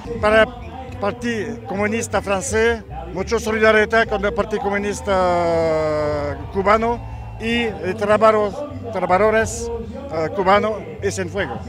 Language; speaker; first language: Spanish; non-native, learner; French